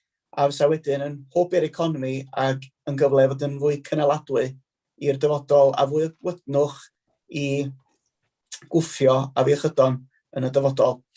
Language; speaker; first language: Welsh; native; Welsh